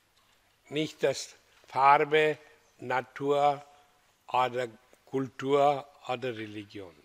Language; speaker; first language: German; non-native, fluent; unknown